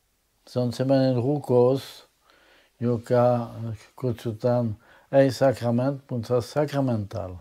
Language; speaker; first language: Finnish; non-native, fluent; French